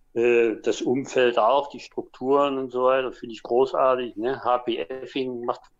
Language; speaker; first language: German; native; German